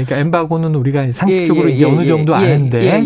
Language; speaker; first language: Korean; native; Korean